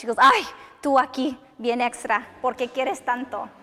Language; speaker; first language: Spanish; early bilingual, other home language; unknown